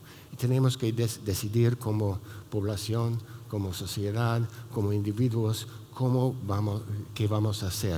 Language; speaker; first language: Spanish; non-native, fluent; English